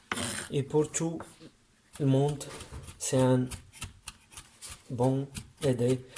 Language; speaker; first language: French; non-native, learner; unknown